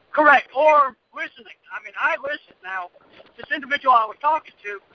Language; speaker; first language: English; native; English